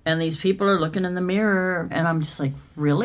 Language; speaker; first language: English; native; English